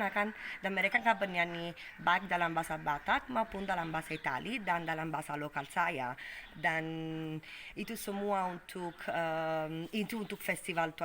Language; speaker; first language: Indonesian; non-native, fluent; Italian